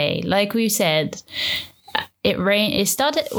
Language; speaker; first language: English; native; English